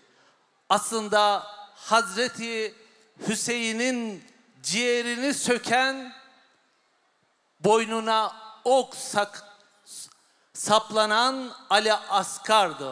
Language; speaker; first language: Turkish; native; Turkish